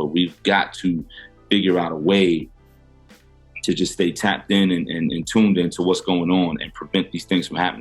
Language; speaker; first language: English; native; English